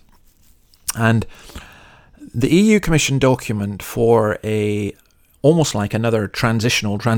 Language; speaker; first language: English; native; English